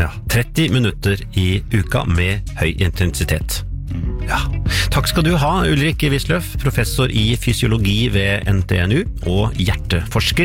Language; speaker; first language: Norwegian; native; Norwegian